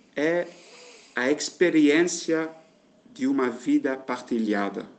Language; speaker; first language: Portuguese; non-native, fluent; Dutch